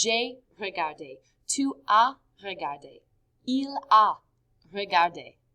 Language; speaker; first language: French; non-native, fluent; English